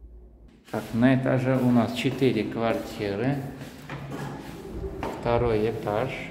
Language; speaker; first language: Russian; non-native, fluent; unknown